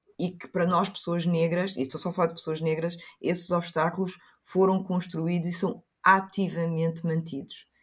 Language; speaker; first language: Portuguese; early bilingual, other home language; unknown